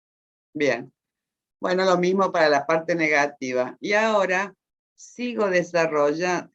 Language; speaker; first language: Spanish; native; Spanish